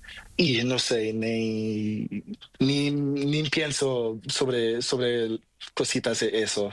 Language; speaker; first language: Spanish; non-native, learner; Portuguese